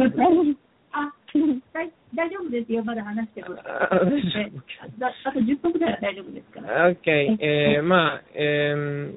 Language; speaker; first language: Japanese; native; Japanese